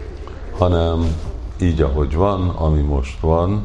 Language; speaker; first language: Hungarian; early bilingual, heritage; Hungarian